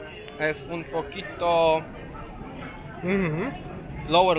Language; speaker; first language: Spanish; non-native, learner; Polish